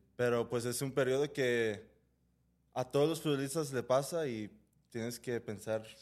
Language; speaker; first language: Spanish; early bilingual, heritage; Spanish